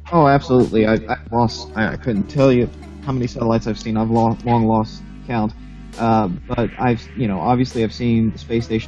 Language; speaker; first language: English; native; English